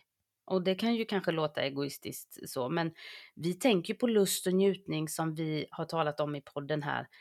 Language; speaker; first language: Swedish; native; Swedish